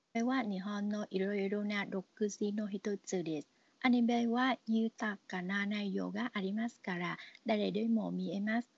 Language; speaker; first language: Japanese; non-native, learner; Vietnamese